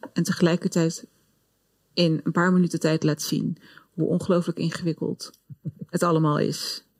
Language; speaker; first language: Dutch; early bilingual, other home language; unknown